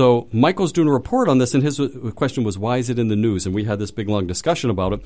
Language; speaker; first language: English; native; English